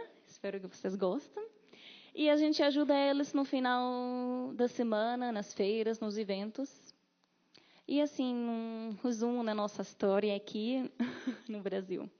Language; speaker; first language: Portuguese; non-native, learner; Arabic